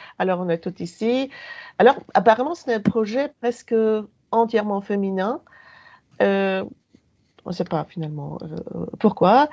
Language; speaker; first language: French; non-native, fluent; Polish